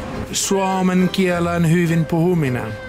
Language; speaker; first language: Finnish; non-native, learner; Italian